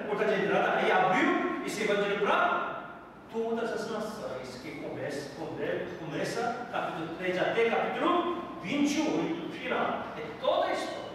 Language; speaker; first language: Portuguese; non-native, fluent; Korean